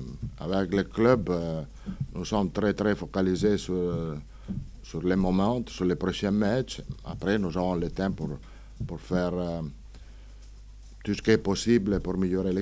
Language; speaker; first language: French; non-native, fluent; Italian